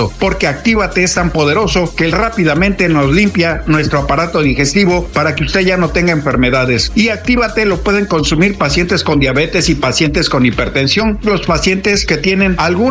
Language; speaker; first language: Spanish; native; Spanish